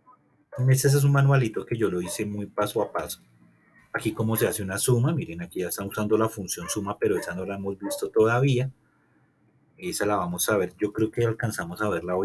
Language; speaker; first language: Spanish; native; Spanish